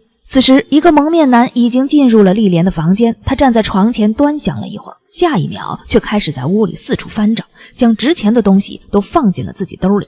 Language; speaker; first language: Chinese; native; Chinese